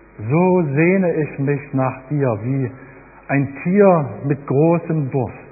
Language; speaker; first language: German; native; German